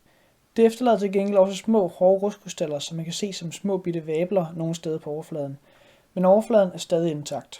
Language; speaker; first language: Danish; native; Danish